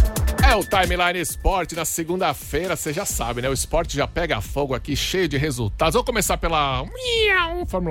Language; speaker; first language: Portuguese; native; Portuguese